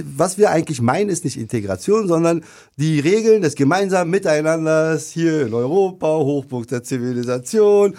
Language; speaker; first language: German; non-native, fluent; Turkish